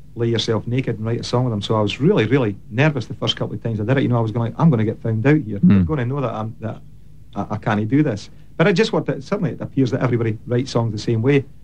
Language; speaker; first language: English; native; English